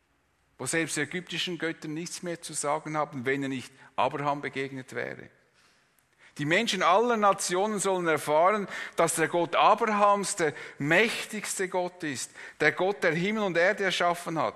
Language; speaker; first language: German; native; German